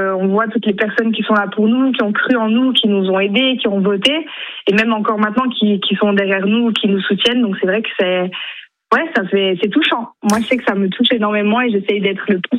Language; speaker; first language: French; native; French